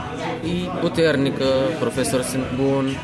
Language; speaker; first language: Romanian; early bilingual, heritage; Romanian